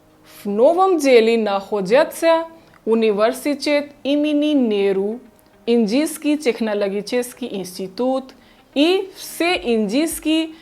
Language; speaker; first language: Russian; non-native, fluent; Hindi